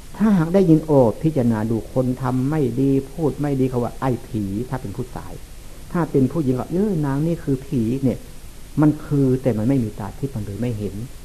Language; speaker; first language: Thai; non-native, local second language; Lao